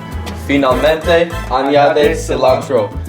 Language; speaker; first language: Spanish; non-native, learner; English